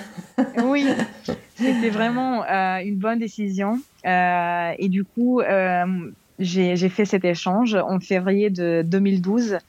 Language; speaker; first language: French; non-native, fluent; Serbian